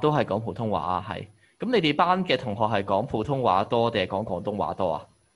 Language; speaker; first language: Cantonese; native; Cantonese